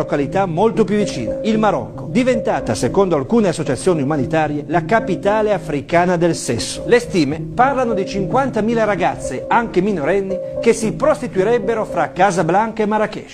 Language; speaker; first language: Italian; native; Italian